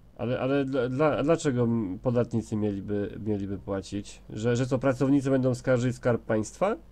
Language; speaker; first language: Polish; native; Polish